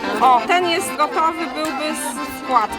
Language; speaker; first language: Polish; native; Polish